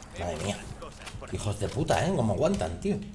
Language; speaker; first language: Spanish; native; Spanish